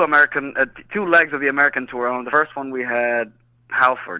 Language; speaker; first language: English; non-native, fluent; Greek